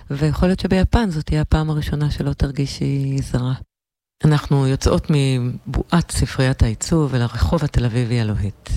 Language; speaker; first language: Hebrew; native; Hebrew